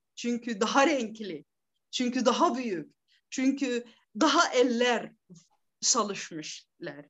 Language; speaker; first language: Turkish; non-native, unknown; Arabic